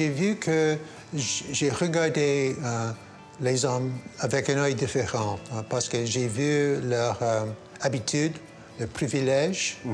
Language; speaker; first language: French; non-native, local second language; English